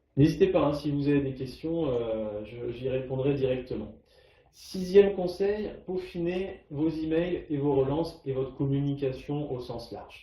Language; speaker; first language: French; native; French